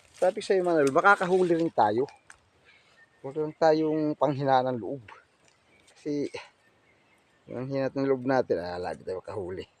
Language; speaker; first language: Filipino; non-native, local second language; Waray